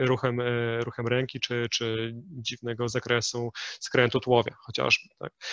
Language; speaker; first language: Polish; native; Polish